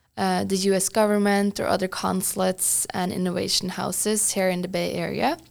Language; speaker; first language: English; non-native, fluent; Norwegian